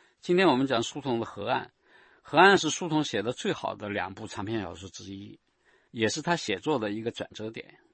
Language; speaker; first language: Chinese; native; Chinese